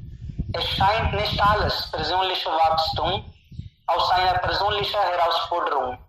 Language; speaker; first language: German; non-native, learner; Hindi